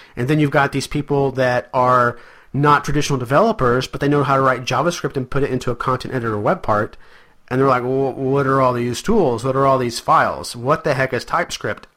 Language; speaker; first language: English; native; English